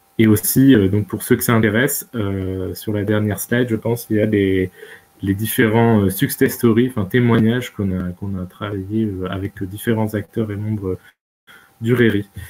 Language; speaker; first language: French; native; French